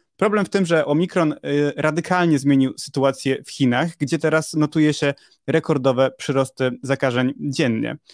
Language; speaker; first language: Polish; native; Polish